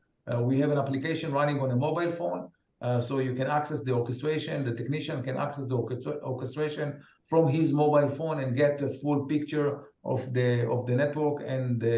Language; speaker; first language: English; non-native, fluent; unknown